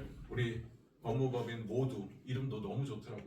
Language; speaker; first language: Korean; native; Korean